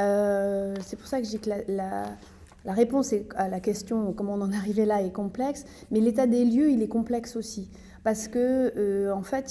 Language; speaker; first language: French; native; French